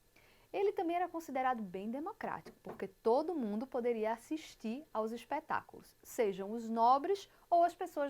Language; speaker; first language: Portuguese; native; Portuguese